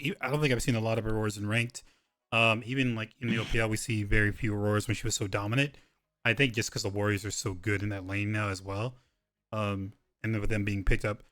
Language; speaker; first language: English; native; English